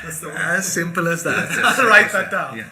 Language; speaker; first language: English; non-native, fluent; Swedish